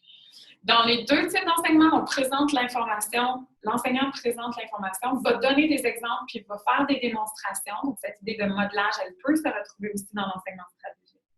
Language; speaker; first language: French; native; French